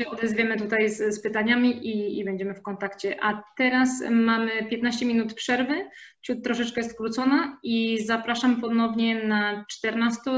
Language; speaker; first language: Polish; native; Polish